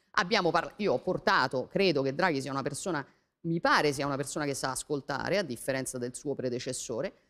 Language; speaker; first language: Italian; native; Italian